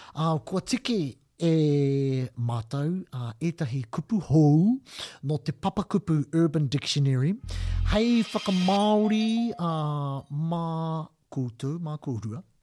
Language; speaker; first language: Māori; non-native, local second language; English